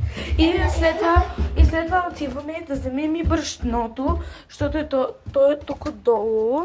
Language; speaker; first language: Bulgarian; early bilingual, heritage; Bulgarian